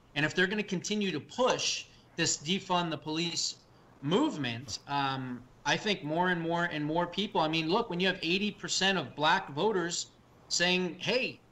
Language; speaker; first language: English; native; English